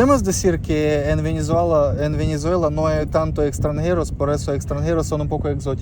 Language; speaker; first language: Spanish; non-native, learner; Russian